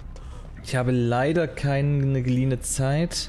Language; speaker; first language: German; native; German